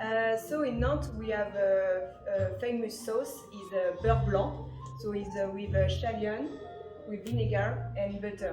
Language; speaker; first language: English; non-native, learner; French